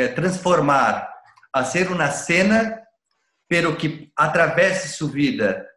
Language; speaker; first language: Spanish; non-native, learner; Portuguese